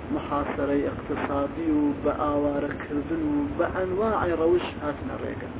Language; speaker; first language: Central Kurdish; non-native, local second language; Gurani